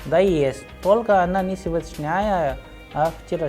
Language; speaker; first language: Russian; non-native, fluent; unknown